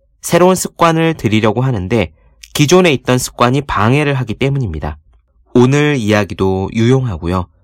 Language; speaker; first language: Korean; native; Korean